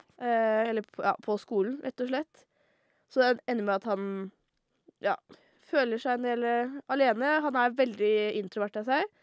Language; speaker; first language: Norwegian; native; Norwegian